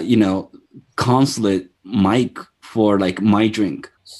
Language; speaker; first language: English; non-native, fluent; Japanese